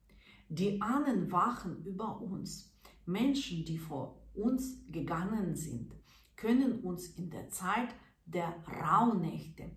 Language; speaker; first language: German; non-native, fluent; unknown